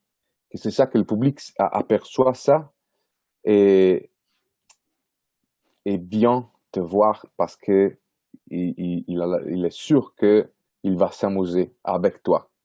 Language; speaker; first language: French; non-native, fluent; Italian